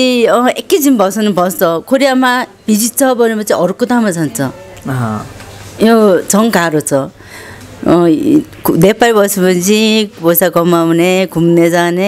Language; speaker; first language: Nepali; non-native, learner; Korean